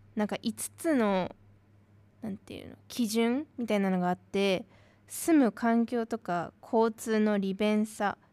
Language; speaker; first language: Japanese; native; Japanese